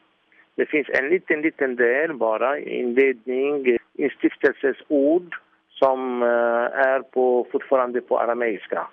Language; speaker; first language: Swedish; non-native, fluent; Arabic